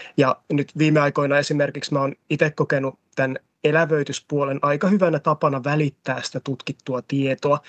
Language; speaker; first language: Finnish; native; Finnish